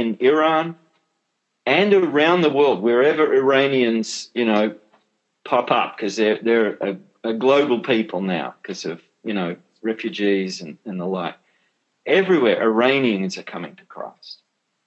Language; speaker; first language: English; native; English